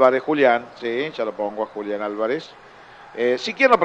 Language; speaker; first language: Spanish; native; Spanish